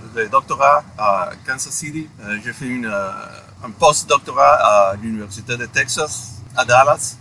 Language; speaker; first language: French; non-native, fluent; Spanish